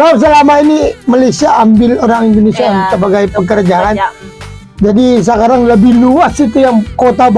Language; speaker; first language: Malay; non-native, fluent; Filipino